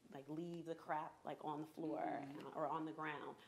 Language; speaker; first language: English; native; English